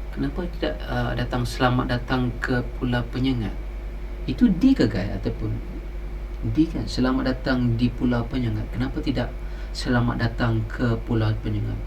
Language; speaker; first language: Malay; native; Malay